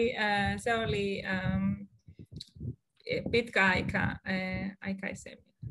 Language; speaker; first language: Finnish; non-native, learner; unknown